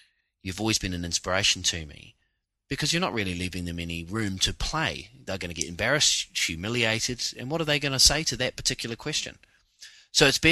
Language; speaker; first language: English; native; English